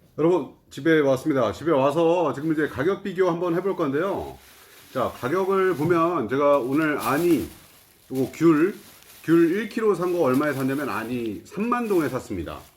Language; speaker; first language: Korean; native; Korean